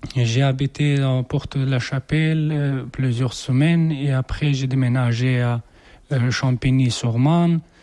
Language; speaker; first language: French; non-native, learner; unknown